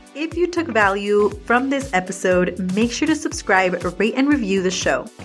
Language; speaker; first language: English; early bilingual, other home language; Spanish